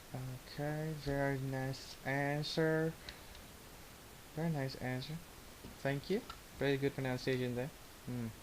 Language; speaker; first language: English; non-native, learner; Vietnamese